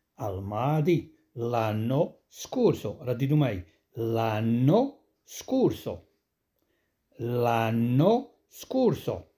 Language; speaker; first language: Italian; non-native, fluent; Arabic